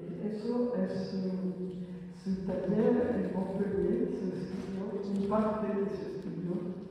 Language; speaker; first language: Spanish; non-native, fluent; French